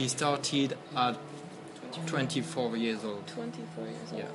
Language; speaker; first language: English; non-native, learner; French